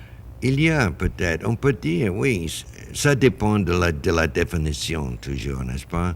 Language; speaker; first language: French; non-native, fluent; English